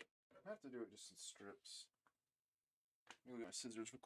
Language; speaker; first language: English; native; English